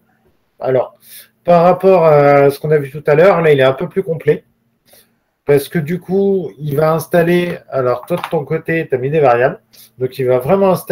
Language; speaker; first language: French; native; French